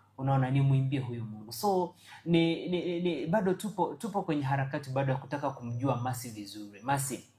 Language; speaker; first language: Swahili; non-native, local second language; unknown